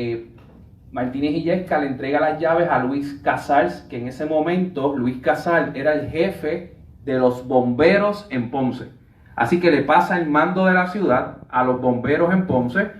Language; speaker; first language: Spanish; native; Spanish